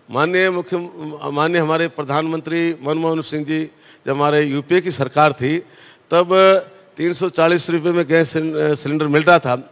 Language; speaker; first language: Hindi; native; Hindi